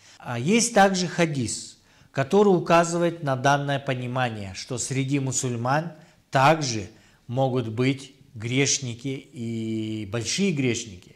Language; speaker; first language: Russian; non-native, local second language; Kyrgyz